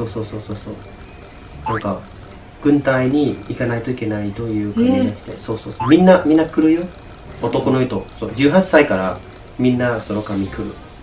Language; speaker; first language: Japanese; non-native, fluent; Vietnamese